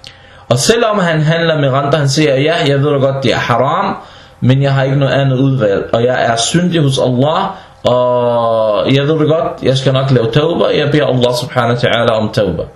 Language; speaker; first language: Danish; non-native, fluent; Arabic